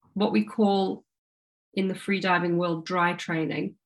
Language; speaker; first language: English; native; English